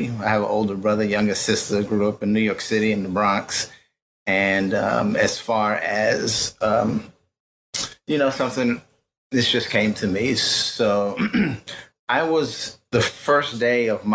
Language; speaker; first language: English; native; English